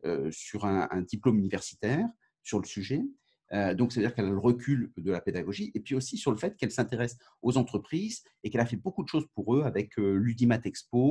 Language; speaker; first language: French; native; French